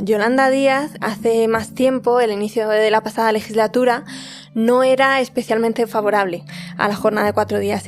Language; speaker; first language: Spanish; native; Spanish